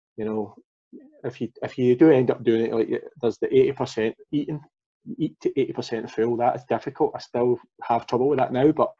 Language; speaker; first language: English; native; English